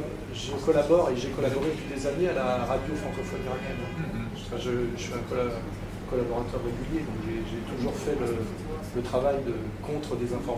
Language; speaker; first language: French; native; French